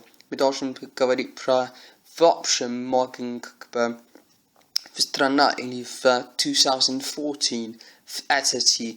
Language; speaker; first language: Russian; non-native, learner; English